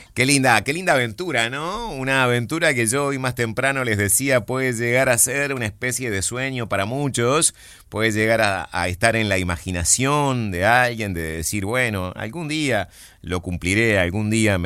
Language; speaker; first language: Spanish; native; Spanish